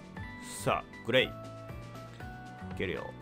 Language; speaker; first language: Japanese; native; Japanese